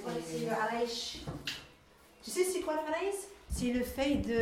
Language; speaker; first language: French; non-native, learner; Arabic